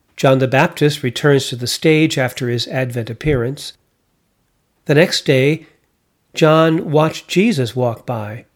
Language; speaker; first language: English; native; English